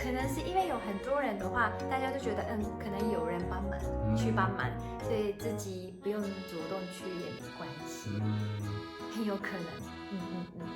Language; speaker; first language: Chinese; non-native, fluent; Japanese